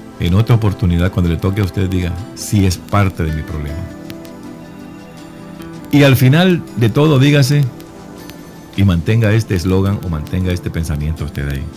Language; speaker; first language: Spanish; native; Spanish